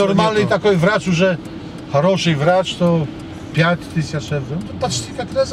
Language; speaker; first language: Russian; non-native, learner; Polish